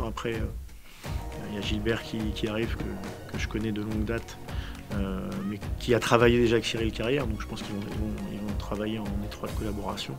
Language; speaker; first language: French; native; French